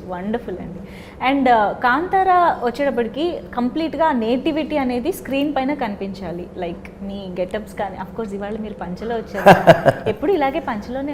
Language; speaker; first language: Telugu; native; Telugu